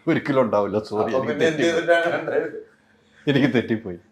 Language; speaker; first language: Malayalam; native; Malayalam